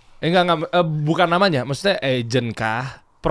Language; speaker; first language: Indonesian; native; Indonesian